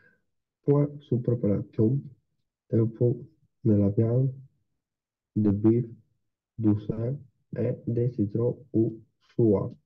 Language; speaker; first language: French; non-native, learner; Spanish